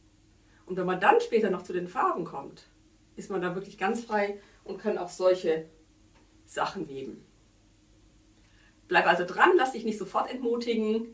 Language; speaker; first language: German; native; German